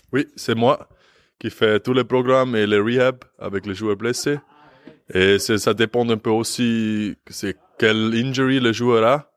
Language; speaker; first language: French; non-native, learner; English